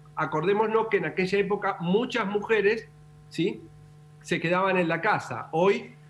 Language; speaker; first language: Spanish; native; Spanish